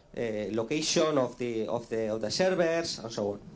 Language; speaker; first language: English; non-native, fluent; Spanish